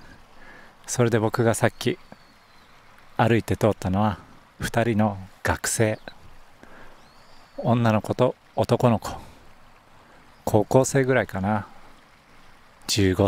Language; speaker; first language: Japanese; native; Japanese